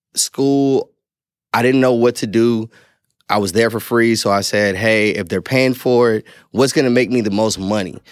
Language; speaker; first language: English; native; English